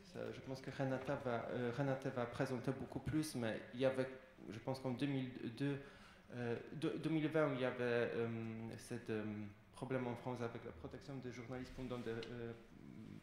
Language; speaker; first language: French; non-native, fluent; Polish